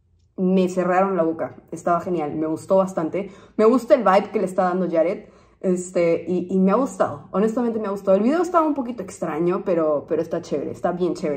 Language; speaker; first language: Spanish; native; Spanish